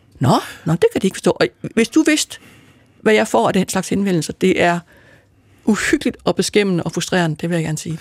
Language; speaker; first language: Danish; native; Danish